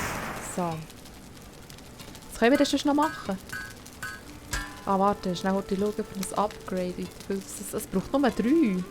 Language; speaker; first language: German; native; German